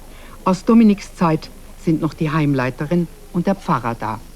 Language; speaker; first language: German; native; German